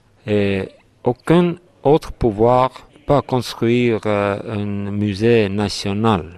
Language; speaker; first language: French; non-native, fluent; Estonian